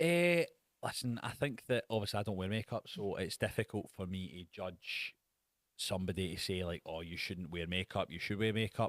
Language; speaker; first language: English; native; English